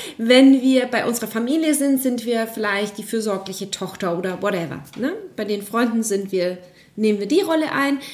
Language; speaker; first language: German; native; German